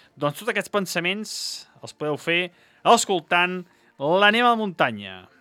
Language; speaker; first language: Catalan; native; Catalan